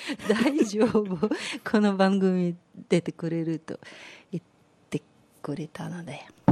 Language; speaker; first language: Japanese; non-native, fluent; Russian